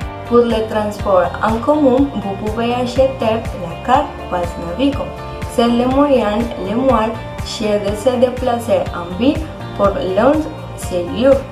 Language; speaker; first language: French; non-native, learner; Spanish